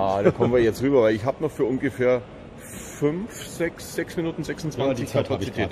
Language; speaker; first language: German; native; German